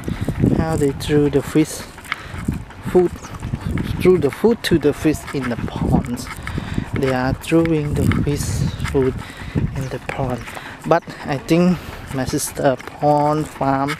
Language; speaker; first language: English; non-native, learner; Khmer